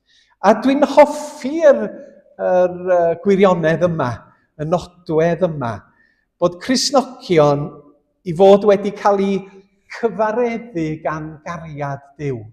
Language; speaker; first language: Welsh; native; Welsh